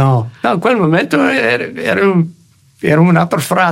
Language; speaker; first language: Italian; non-native, fluent; English